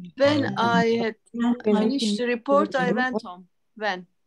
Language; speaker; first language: English; non-native, learner; Turkish